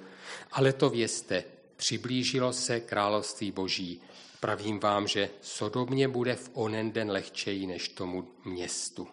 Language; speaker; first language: Czech; native; Czech